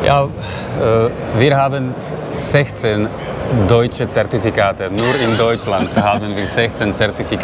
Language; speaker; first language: German; non-native, learner; Slovak